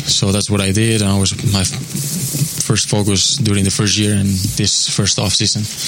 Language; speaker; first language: English; non-native, fluent; Spanish